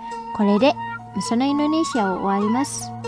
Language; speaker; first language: Japanese; non-native, fluent; Indonesian